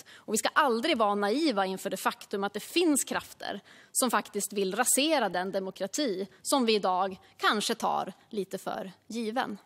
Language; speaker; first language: Swedish; native; Swedish